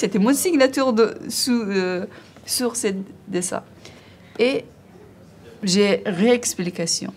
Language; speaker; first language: French; non-native, learner; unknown